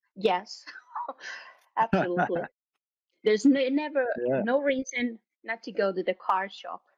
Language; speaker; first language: English; non-native, fluent; Finnish